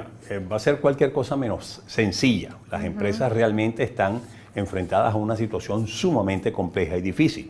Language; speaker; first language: Spanish; native; Spanish